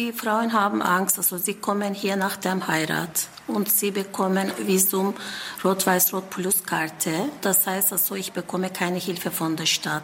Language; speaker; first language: German; non-native, learner; Turkish